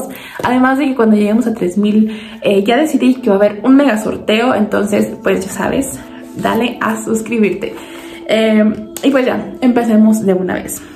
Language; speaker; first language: Spanish; native; Spanish